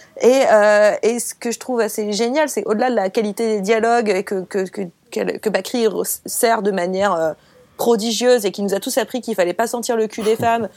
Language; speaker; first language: French; native; French